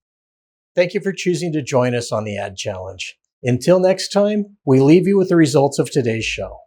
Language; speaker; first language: English; native; English